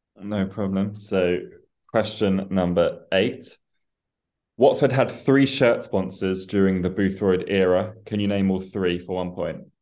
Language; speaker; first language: English; early bilingual, other home language; Persian